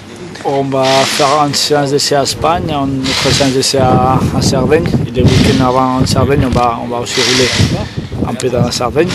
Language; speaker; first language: French; non-native, fluent; Spanish